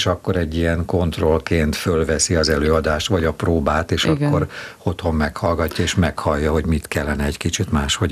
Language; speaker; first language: Hungarian; native; Hungarian